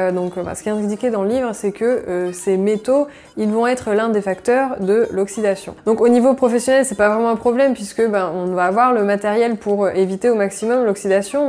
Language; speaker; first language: French; native; French